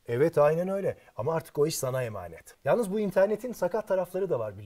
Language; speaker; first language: Turkish; native; Turkish